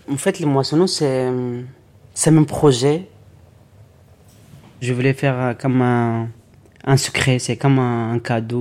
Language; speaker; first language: French; non-native, learner; Arabic